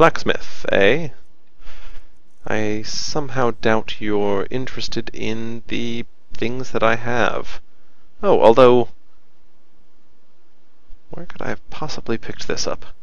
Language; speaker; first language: English; native; English